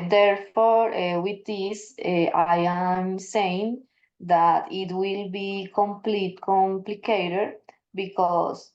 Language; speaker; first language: English; non-native, learner; Spanish